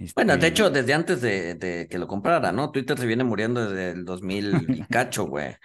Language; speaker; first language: Spanish; native; Spanish